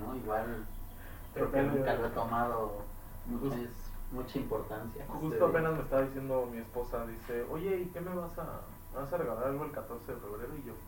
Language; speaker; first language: Spanish; native; Spanish